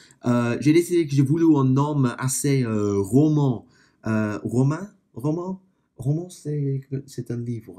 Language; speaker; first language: French; non-native, fluent; English